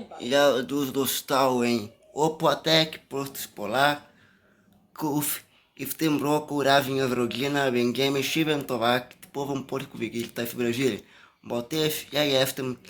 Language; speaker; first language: Polish; non-native, learner; Portuguese